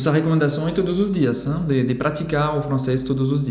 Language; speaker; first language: Portuguese; non-native, fluent; French